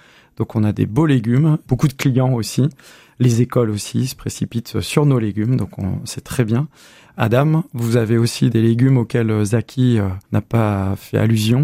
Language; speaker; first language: French; native; French